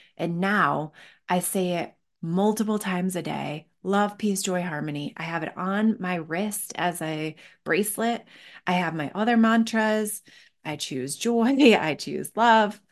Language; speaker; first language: English; native; English